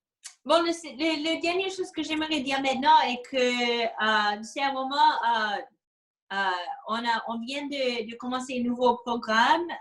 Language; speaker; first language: French; non-native, fluent; English